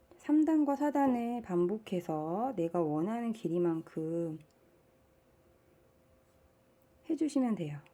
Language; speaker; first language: Korean; native; Korean